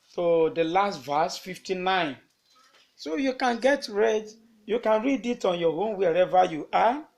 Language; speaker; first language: English; non-native, local second language; Yoruba